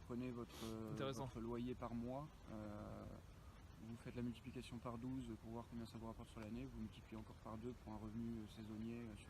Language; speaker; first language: French; native; French